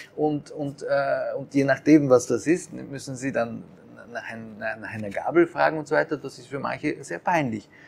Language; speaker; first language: German; early bilingual, other home language; Japanese